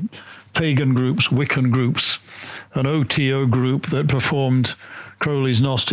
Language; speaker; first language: English; native; English